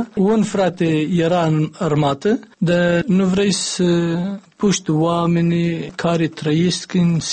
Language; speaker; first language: Romanian; non-native, learner; Arabic